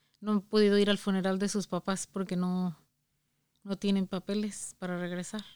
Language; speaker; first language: Spanish; native; Spanish